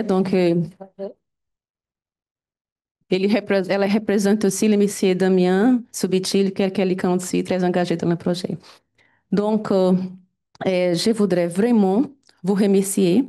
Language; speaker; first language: French; non-native, fluent; Portuguese